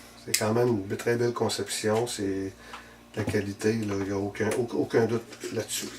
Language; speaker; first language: French; native; French